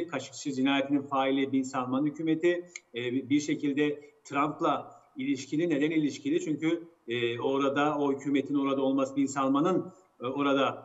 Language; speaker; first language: Turkish; native; Turkish